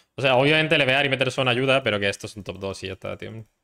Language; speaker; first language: Spanish; native; Spanish